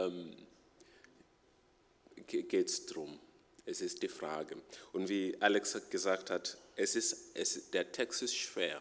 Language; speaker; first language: German; non-native, fluent; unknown